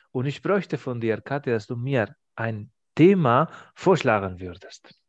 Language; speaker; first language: German; non-native, fluent; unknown